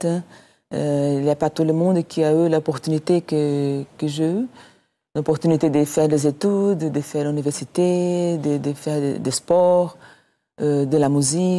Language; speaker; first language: French; non-native, fluent; Portuguese